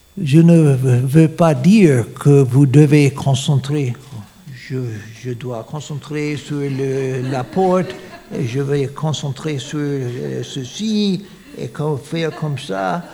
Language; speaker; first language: French; non-native, fluent; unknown